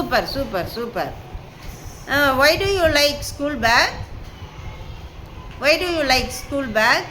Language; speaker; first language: English; non-native, local second language; Tamil